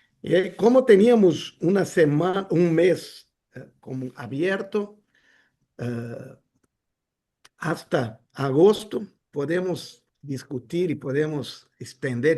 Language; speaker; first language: Spanish; non-native, fluent; Portuguese